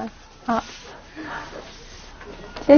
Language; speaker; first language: Chinese; non-native, learner; French